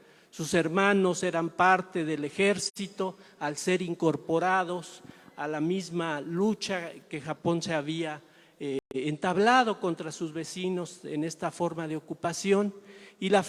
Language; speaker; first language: Spanish; native; Spanish